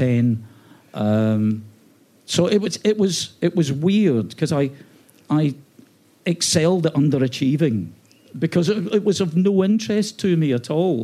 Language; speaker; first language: English; native; English